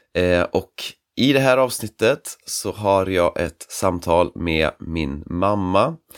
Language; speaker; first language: Swedish; native; Swedish